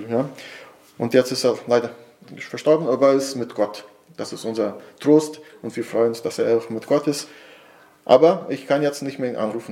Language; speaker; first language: German; non-native, fluent; Portuguese